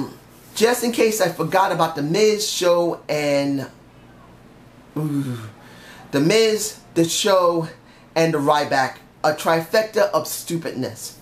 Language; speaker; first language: English; native; English